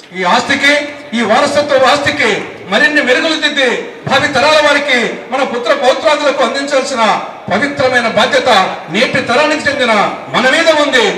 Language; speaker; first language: Telugu; native; Telugu